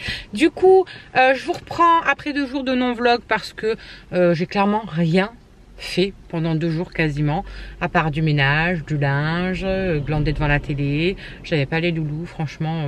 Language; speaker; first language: French; native; French